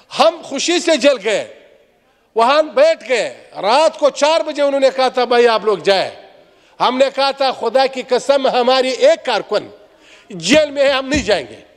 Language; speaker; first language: Urdu; non-native, local second language; Pashto